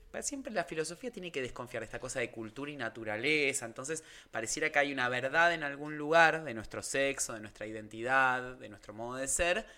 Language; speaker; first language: Spanish; native; Spanish